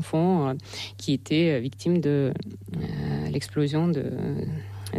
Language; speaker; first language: French; non-native, fluent; Russian